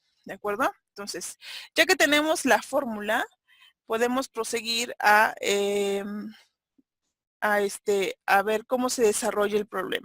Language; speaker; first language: Spanish; native; Spanish